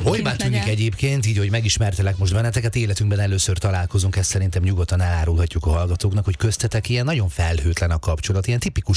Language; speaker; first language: Hungarian; native; Hungarian